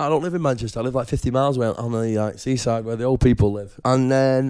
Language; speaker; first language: English; native; English